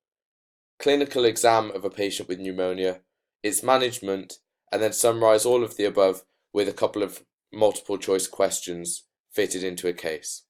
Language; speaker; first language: English; native; English